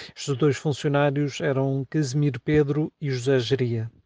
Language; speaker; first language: Portuguese; native; Portuguese